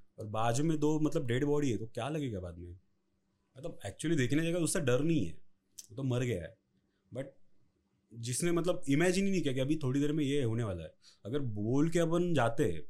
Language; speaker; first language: Hindi; non-native, local second language; Marathi